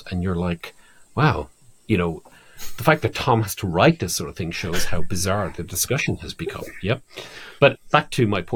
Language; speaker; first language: English; native; English